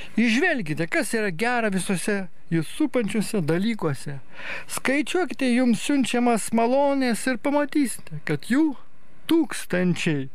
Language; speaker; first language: Lithuanian; native; Lithuanian